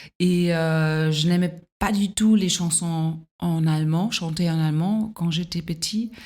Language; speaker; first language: French; non-native, fluent; German